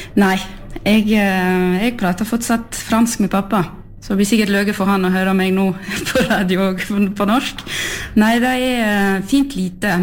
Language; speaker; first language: Norwegian; early bilingual, heritage; French